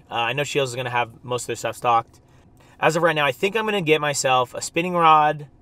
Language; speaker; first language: English; native; English